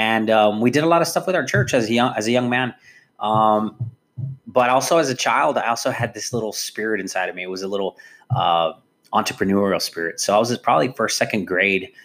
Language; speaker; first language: English; native; English